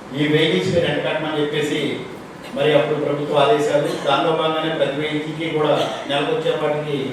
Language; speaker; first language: Telugu; native; Telugu